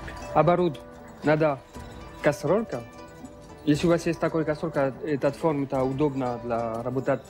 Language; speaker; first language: Russian; non-native, learner; French